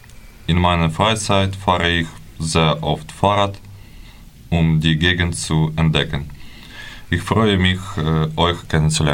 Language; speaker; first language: German; non-native, fluent; Ukrainian